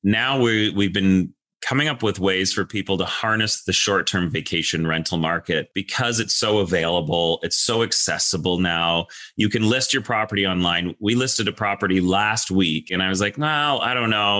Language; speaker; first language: English; native; English